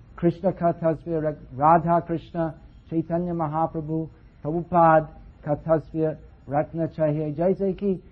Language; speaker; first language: Hindi; non-native, fluent; English